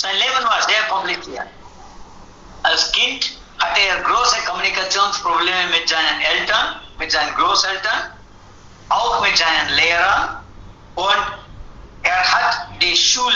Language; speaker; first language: German; non-native, fluent; Tamil